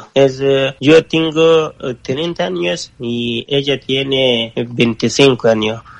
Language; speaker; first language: Spanish; non-native, learner; Persian